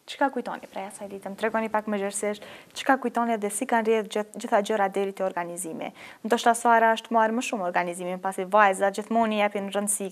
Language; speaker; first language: Albanian; native; Albanian